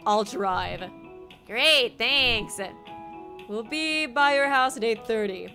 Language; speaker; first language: English; native; English